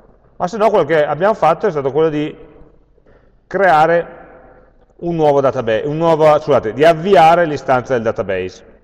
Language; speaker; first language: Italian; native; Italian